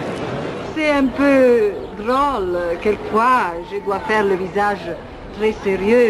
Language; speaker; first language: French; non-native, fluent; Italian